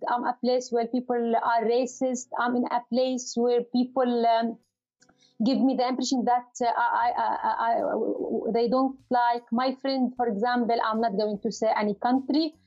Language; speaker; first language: English; non-native, learner; Arabic